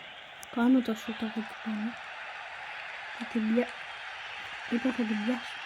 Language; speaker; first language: Greek; native; Greek